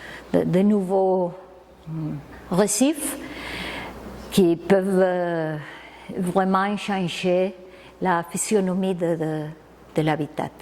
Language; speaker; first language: French; non-native, fluent; Spanish